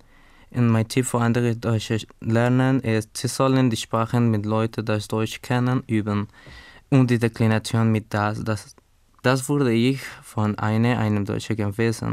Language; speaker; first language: German; non-native, learner; Spanish